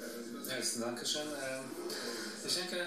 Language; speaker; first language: German; non-native, fluent; Polish